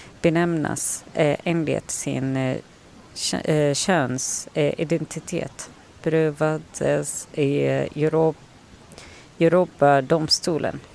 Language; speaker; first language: Swedish; non-native, learner; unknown